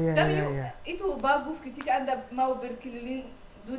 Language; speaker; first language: Indonesian; non-native, learner; Arabic